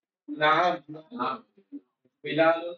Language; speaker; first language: Arabic; non-native, learner; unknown